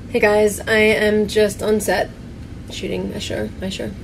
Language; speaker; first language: English; native; English